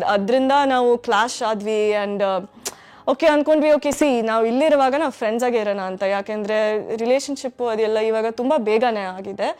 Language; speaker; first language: Kannada; non-native, fluent; English